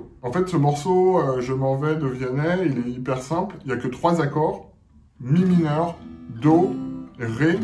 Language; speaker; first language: French; native; French